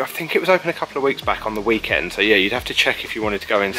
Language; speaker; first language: English; native; English